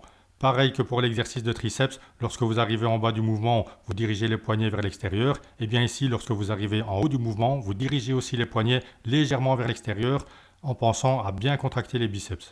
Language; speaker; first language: French; native; French